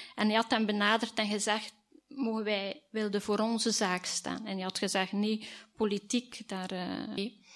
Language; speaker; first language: Dutch; native; Dutch